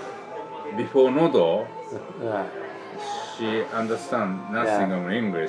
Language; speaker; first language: English; non-native, learner; Japanese